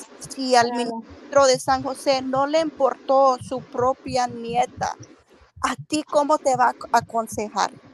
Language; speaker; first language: Spanish; early bilingual, heritage; Spanish